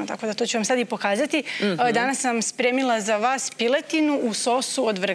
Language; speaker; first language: Serbian; native; Serbian